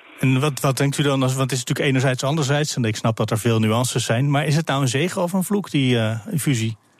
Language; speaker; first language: Dutch; native; Dutch